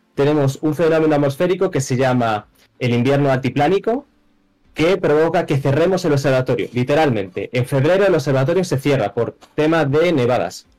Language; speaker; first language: Spanish; native; Spanish